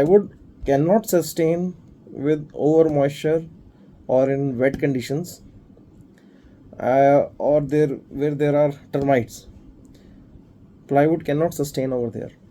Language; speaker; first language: English; non-native, local second language; Hindi